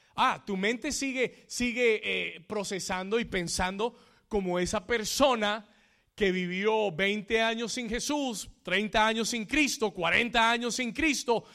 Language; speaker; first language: Spanish; native; Spanish